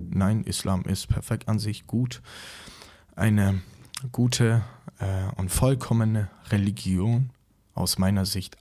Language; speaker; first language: German; non-native, fluent; Persian